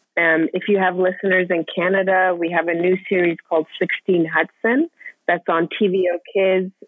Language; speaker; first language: English; non-native, fluent; Persian